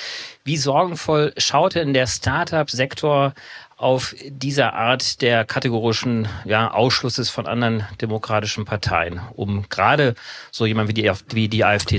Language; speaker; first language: German; native; German